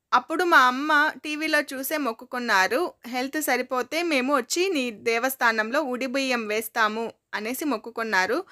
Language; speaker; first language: Telugu; non-native, local second language; Kannada